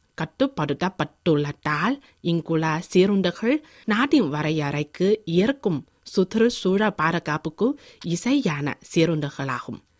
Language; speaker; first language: Tamil; non-native, fluent; Chinese